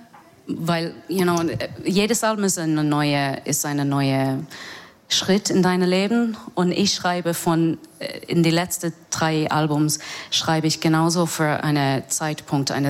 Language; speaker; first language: German; non-native, fluent; English